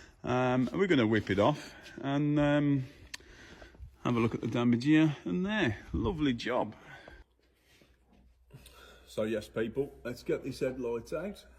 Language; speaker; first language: English; native; English